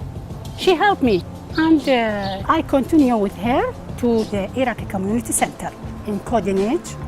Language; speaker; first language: English; non-native, learner; Arabic